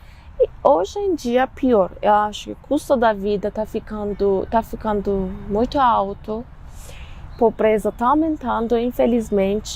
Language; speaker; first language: Portuguese; non-native, fluent; Persian